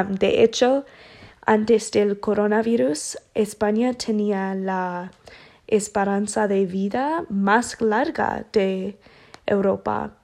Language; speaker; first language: Spanish; non-native, learner; English